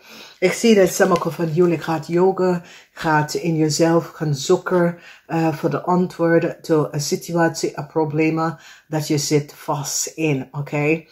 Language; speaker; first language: Dutch; non-native, fluent; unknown